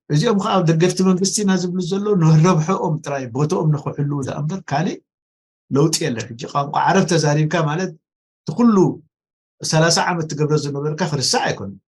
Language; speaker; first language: Tigrinya; non-native, local second language; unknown